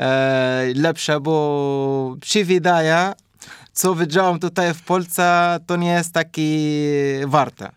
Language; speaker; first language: Polish; non-native, learner; Arabic